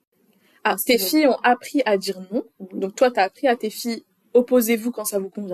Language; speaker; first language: French; native; French